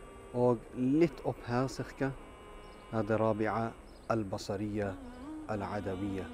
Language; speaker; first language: Norwegian; early bilingual, other home language; Urdu